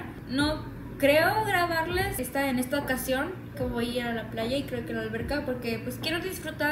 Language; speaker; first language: Spanish; native; Spanish